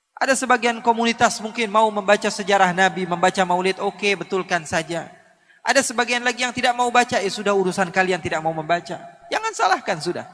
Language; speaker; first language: Indonesian; native; Indonesian